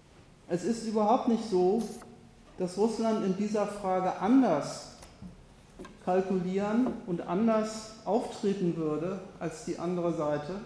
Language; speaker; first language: German; native; German